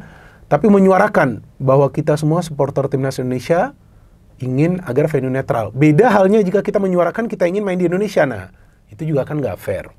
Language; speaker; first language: Indonesian; native; Indonesian